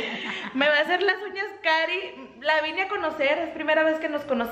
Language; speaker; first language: Spanish; native; Spanish